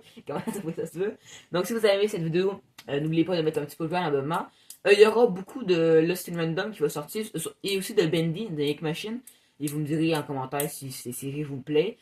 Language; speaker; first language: French; native; French